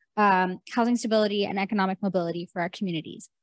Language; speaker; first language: English; native; English